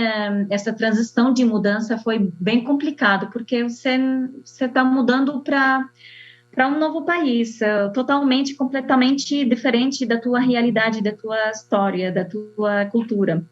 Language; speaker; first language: Portuguese; non-native, fluent; Arabic